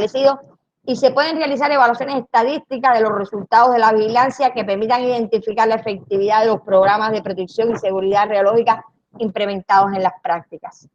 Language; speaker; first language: Spanish; native; Spanish